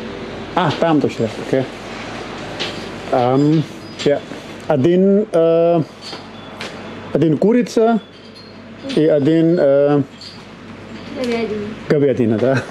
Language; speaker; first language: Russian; non-native, learner; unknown